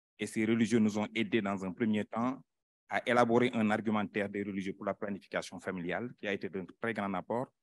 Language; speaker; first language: French; non-native, local second language; Wolof